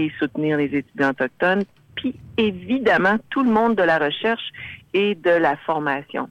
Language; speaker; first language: French; native; French